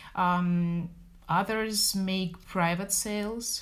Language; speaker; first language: English; non-native, fluent; Russian